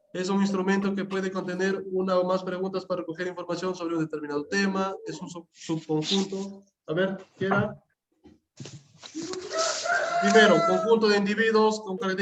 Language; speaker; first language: Spanish; native; Spanish